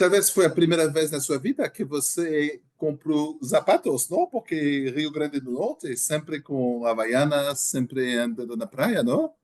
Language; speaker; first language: Portuguese; non-native, learner; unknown